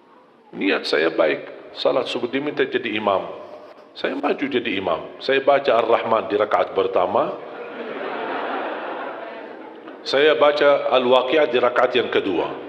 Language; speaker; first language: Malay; non-native, fluent; Arabic